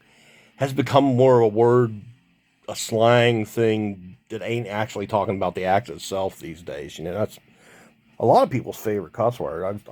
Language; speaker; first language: English; native; English